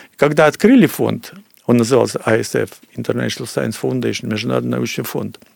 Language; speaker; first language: Russian; native; Russian